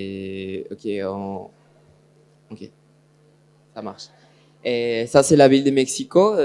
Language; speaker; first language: French; non-native, learner; Spanish